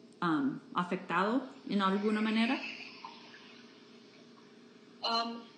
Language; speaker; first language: Spanish; non-native, fluent; English